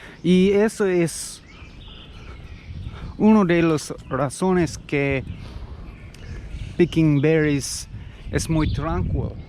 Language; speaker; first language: Spanish; non-native, learner; English